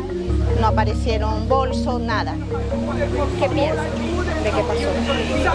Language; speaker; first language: Spanish; native; Spanish